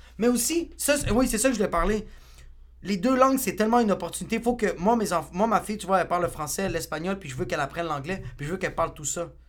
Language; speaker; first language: French; native; French